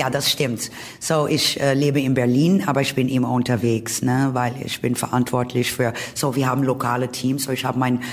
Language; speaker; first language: German; non-native, learner; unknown